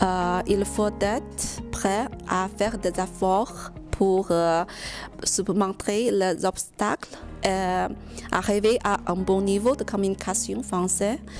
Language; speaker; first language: French; non-native, learner; Portuguese